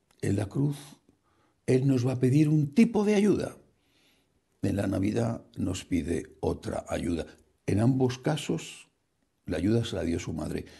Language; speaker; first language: Spanish; native; Spanish